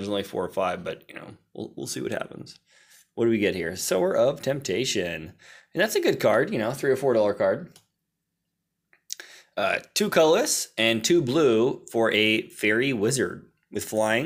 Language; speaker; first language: English; native; English